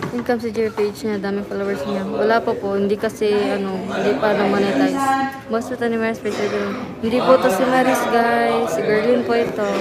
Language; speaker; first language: Filipino; non-native, local second language; Cebuano